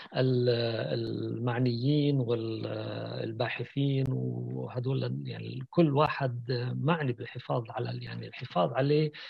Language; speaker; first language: Arabic; native; Arabic